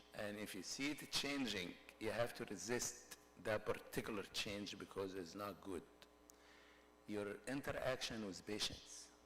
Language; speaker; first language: English; non-native, fluent; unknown